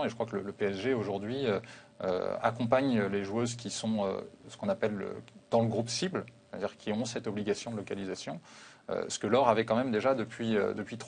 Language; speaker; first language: French; native; French